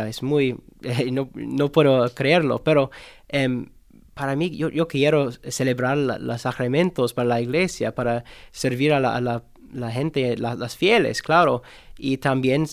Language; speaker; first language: Spanish; non-native, learner; English